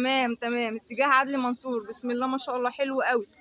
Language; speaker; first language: Arabic; native; Arabic